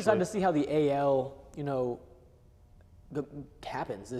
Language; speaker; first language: English; native; English